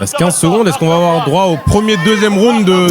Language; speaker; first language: French; native; French